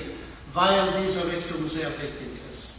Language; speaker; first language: German; non-native, fluent; English